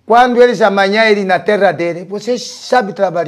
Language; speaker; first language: Portuguese; non-native, local second language; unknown